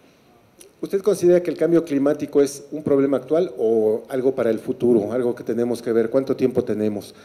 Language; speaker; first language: Spanish; native; Spanish